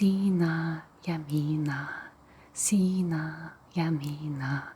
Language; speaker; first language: Finnish; non-native, learner; Russian